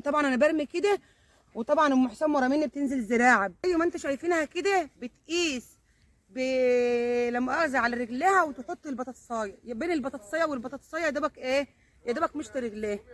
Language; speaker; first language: Arabic; native; Arabic